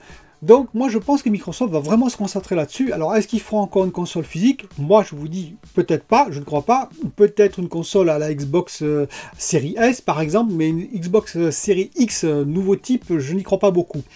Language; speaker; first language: French; native; French